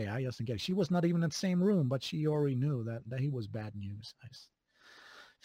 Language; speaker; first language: English; non-native, fluent; Swedish